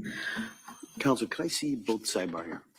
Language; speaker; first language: English; native; English